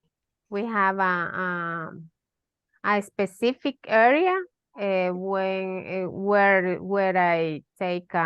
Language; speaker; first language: English; non-native, learner; Spanish